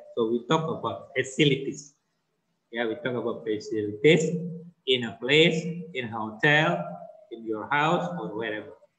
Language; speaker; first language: English; non-native, fluent; Indonesian